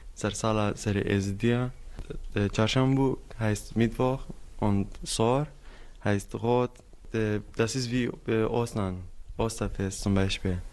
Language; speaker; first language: German; non-native, fluent; Arabic